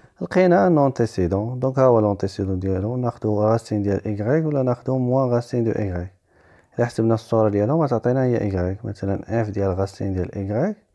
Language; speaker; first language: French; non-native, local second language; Arabic